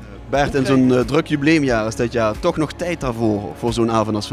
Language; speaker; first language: Dutch; native; Dutch